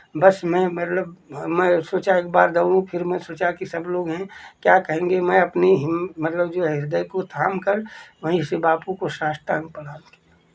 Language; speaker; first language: Hindi; native; Hindi